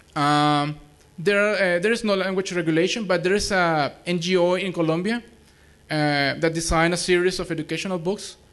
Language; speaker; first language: English; non-native, fluent; Spanish